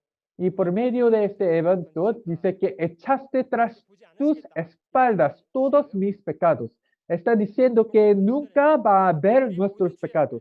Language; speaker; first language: Spanish; non-native, learner; Korean